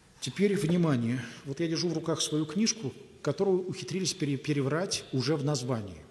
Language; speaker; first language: Russian; native; Russian